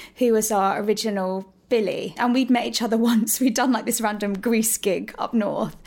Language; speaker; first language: English; native; English